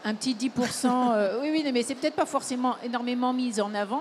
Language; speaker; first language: French; native; French